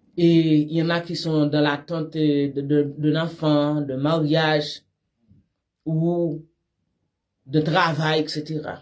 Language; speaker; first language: French; non-native, local second language; Haitian Creole